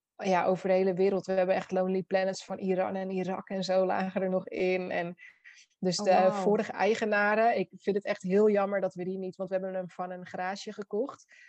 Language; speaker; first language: Dutch; native; Dutch